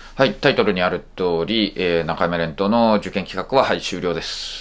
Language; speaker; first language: Japanese; native; Japanese